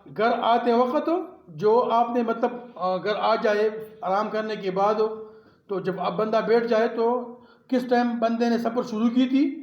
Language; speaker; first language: Urdu; non-native, local second language; Pashto